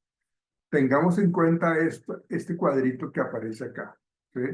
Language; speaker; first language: Spanish; native; Spanish